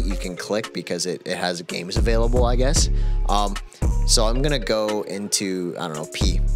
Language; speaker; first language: English; native; English